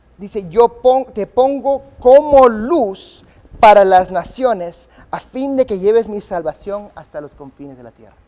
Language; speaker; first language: Spanish; early bilingual, other home language; English